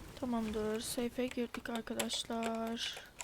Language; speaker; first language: Turkish; native; Turkish